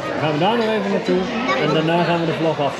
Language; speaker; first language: Dutch; native; Dutch